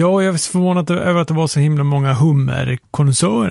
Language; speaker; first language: Swedish; native; Swedish